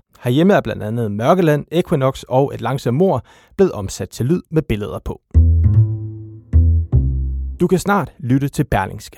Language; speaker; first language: Danish; native; Danish